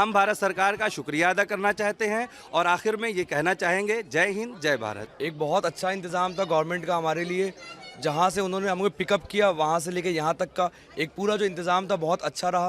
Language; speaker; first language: Hindi; native; Hindi